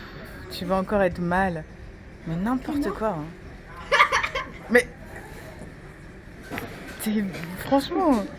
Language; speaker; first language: French; native; French